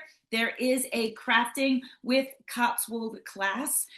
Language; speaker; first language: English; native; English